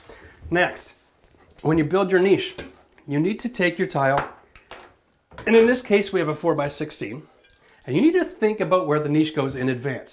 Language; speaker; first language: English; native; English